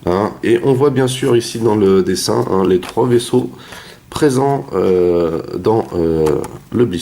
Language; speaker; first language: French; native; French